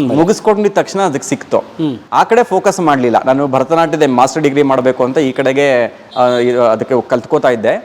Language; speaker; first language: Kannada; non-native, local second language; Telugu